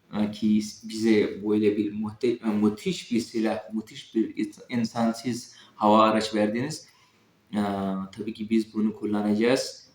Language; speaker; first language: Turkish; non-native, fluent; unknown